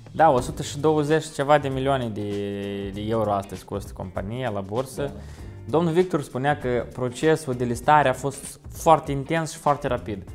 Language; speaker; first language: Romanian; native; Romanian